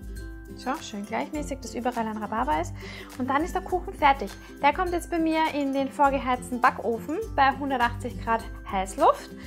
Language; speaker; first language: German; native; German